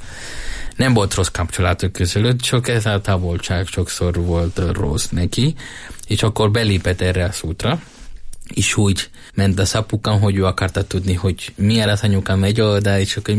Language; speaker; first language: Hungarian; non-native, learner; Spanish